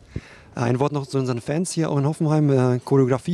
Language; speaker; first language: German; native; German